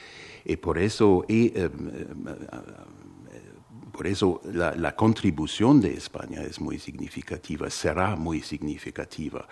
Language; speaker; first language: Spanish; non-native, fluent; German